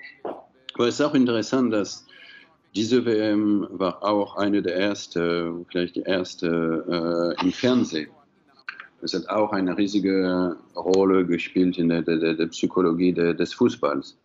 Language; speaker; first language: German; non-native, fluent; French